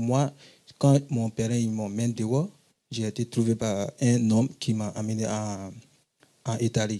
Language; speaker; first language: French; non-native, learner; English